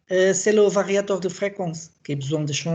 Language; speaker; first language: French; non-native, learner; Portuguese